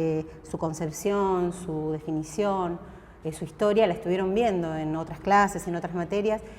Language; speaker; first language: Spanish; native; Spanish